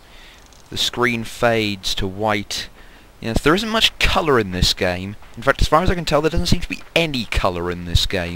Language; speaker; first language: English; native; English